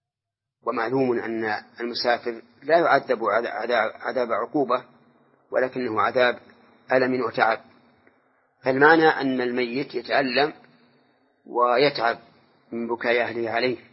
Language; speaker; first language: Arabic; native; Arabic